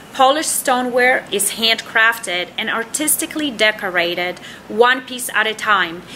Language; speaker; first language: English; non-native, fluent; Polish